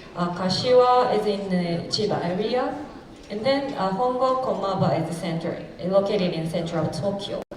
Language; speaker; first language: English; non-native, fluent; Japanese